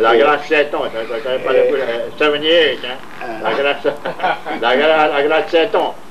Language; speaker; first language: French; native; French